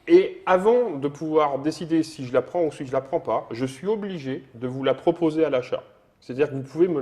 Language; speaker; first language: French; native; French